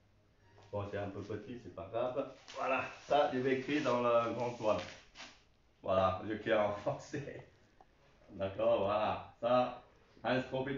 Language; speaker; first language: French; non-native, learner; Chinese